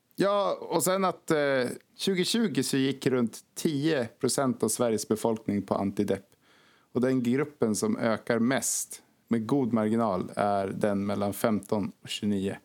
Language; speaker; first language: Swedish; early bilingual, other home language; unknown